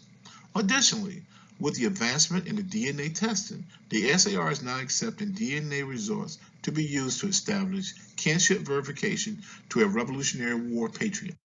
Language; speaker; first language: English; native; English